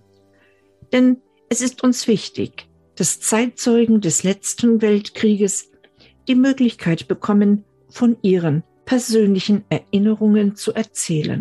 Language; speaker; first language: German; native; German